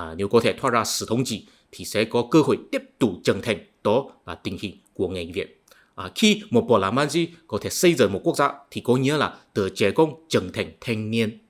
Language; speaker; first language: Vietnamese; non-native, fluent; Chinese